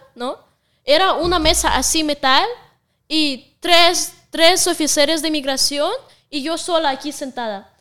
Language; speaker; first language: Spanish; non-native, fluent; Russian